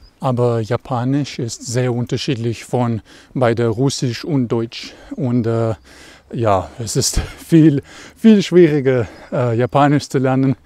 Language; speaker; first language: German; non-native, learner; Russian